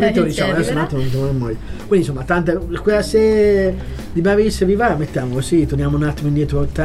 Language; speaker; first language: Italian; native; Italian